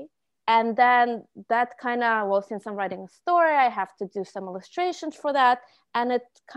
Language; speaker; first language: English; non-native, fluent; Russian